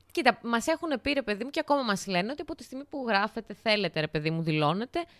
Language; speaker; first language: Greek; native; Greek